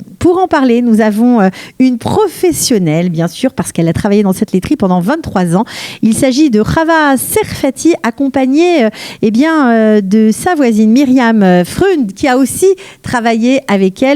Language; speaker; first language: French; native; French